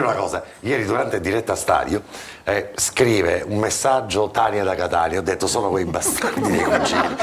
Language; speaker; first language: Italian; native; Italian